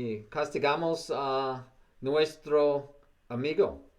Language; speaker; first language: Spanish; non-native, learner; English